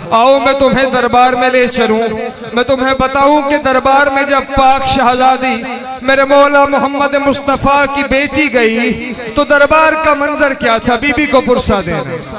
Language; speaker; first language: Urdu; non-native, local second language; Punjabi